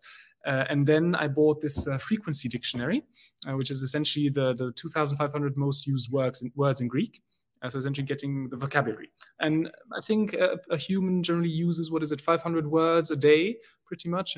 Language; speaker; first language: English; non-native, fluent; German